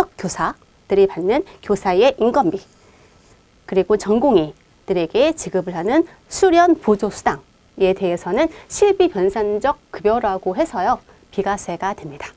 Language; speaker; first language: Korean; native; Korean